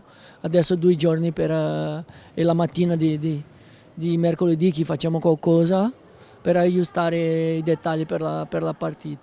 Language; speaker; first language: Italian; non-native, learner; Portuguese